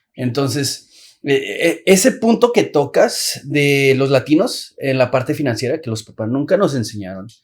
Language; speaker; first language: Spanish; early bilingual, heritage; Spanish